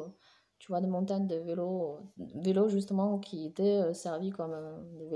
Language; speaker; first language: French; non-native, fluent; Chinese